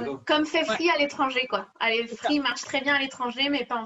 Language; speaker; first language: French; native; French